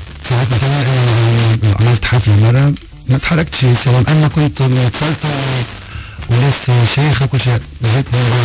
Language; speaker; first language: Arabic; native; Arabic